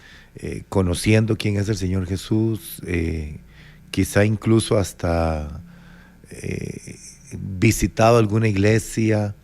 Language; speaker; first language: Spanish; native; Spanish